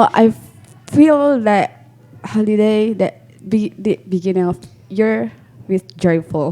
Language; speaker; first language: English; non-native, learner; Indonesian